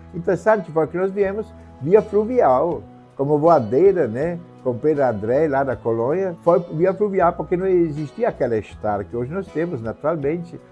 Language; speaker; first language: Portuguese; non-native, fluent; German